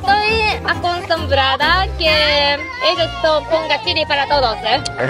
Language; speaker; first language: Spanish; non-native, learner; Japanese